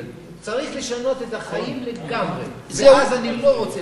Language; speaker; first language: Hebrew; non-native, fluent; English